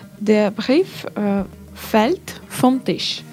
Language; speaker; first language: German; non-native, learner; Russian